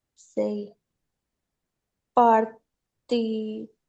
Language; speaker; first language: Italian; non-native, learner; Urdu